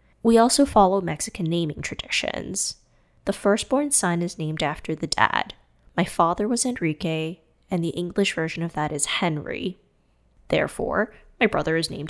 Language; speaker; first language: English; non-native, fluent; Cantonese